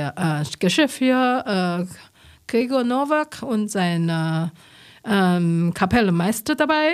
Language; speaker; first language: German; non-native, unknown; Chinese